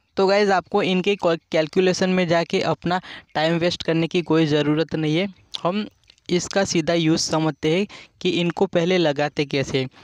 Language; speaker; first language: Hindi; non-native, local second language; Gujarati